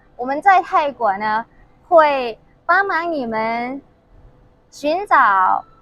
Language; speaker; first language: Chinese; non-native, fluent; Thai